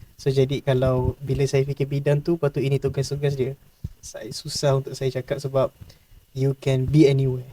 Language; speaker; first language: Malay; native; Malay